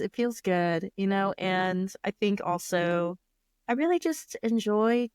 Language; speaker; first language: English; native; English